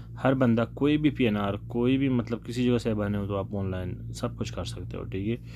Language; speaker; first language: Urdu; non-native, local second language; Pashto